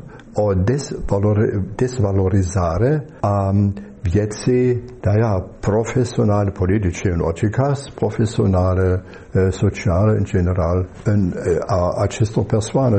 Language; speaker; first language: Romanian; non-native, fluent; German